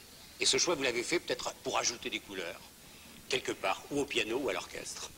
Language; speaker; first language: French; native; French